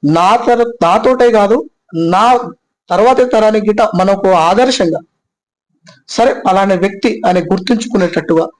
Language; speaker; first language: Telugu; non-native, local second language; Lambadi